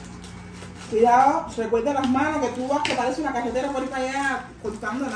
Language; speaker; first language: Spanish; native; Spanish